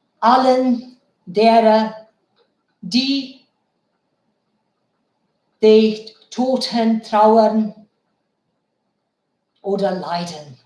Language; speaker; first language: German; non-native, fluent; Bangla